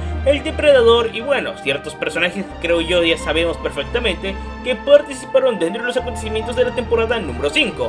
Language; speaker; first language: Spanish; native; Spanish